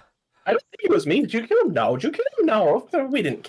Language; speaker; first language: English; native; English